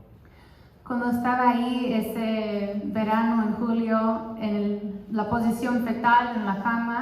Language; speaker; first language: Spanish; early bilingual, heritage; Spanish